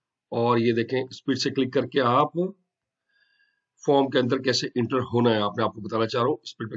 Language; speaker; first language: Hindi; non-native, local second language; Punjabi